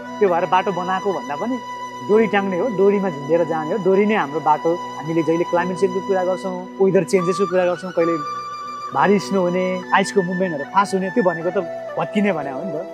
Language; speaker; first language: Nepali; non-native, local second language; Sherpa